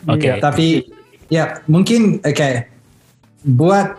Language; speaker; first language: Indonesian; early bilingual, heritage; Indonesian